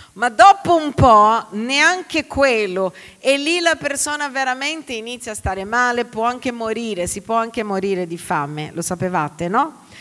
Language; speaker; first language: Italian; non-native, fluent; Portuguese